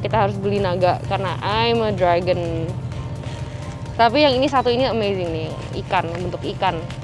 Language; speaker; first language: Indonesian; early bilingual, heritage; Indonesian